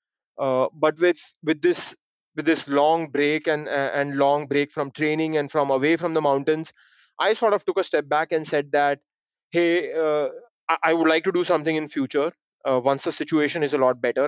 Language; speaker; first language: English; non-native, local second language; Hindi